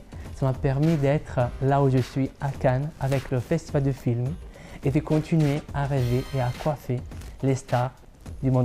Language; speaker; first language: French; non-native, fluent; Italian